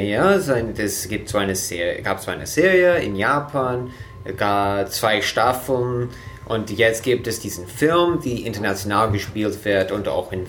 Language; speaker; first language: German; non-native, fluent; English